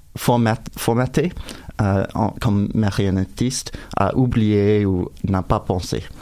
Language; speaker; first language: French; non-native, fluent; English